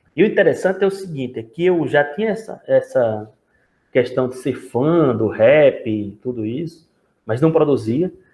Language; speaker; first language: Portuguese; native; Portuguese